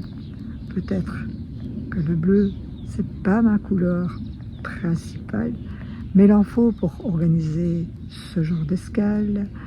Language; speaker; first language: French; native; French